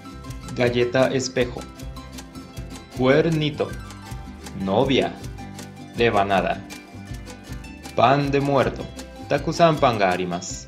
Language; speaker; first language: Japanese; non-native, learner; Spanish